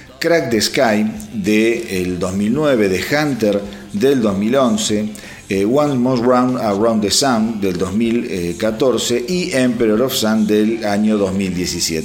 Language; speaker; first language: Spanish; native; Spanish